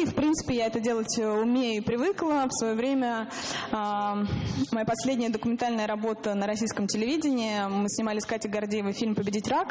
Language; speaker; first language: Russian; native; Russian